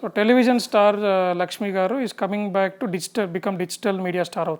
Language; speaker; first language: Telugu; native; Telugu